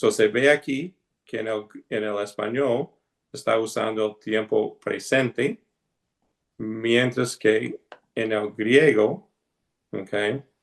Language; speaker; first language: Spanish; non-native, fluent; English